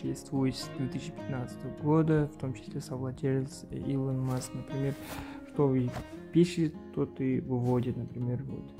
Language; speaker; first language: Russian; non-native, local second language; Kazakh